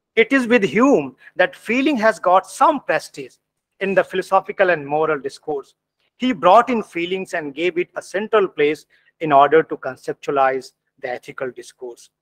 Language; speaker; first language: English; non-native, local second language; Hindi